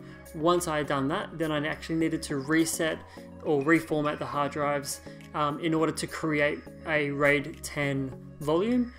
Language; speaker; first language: English; native; English